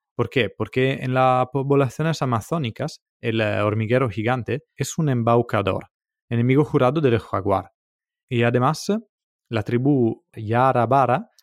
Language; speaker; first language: Spanish; non-native, fluent; Italian